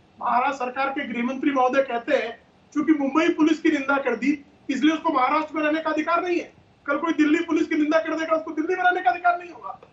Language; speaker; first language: Hindi; native; Hindi